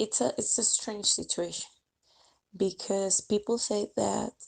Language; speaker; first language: English; non-native, fluent; Spanish